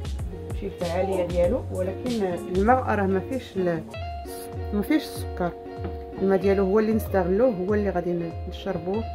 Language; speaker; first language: Arabic; native; Arabic